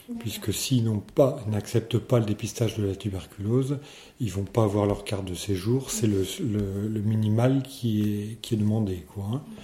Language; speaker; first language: French; native; French